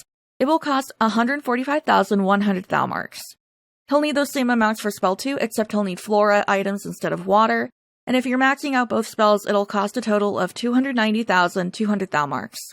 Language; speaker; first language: English; native; English